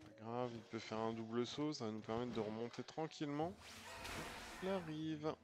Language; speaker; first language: French; native; French